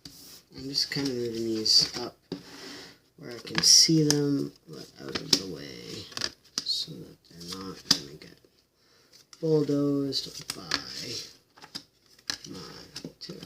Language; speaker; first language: English; native; English